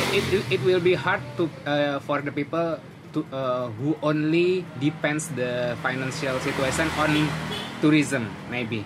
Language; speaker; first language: English; non-native, learner; Indonesian